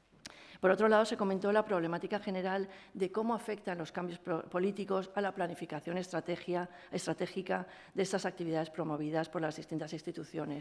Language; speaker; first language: Spanish; native; Spanish